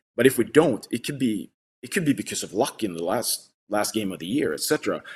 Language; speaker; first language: English; non-native, fluent; Swedish